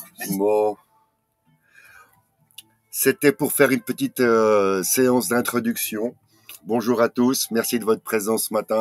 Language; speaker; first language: French; native; French